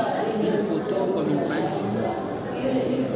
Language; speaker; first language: French; non-native, local second language; Lingala